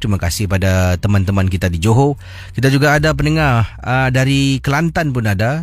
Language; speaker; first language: Malay; native; Malay